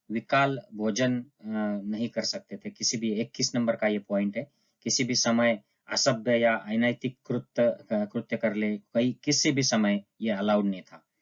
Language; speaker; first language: Hindi; non-native, local second language; Marathi